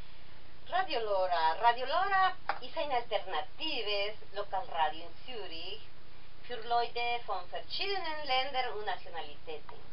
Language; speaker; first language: German; non-native, learner; Spanish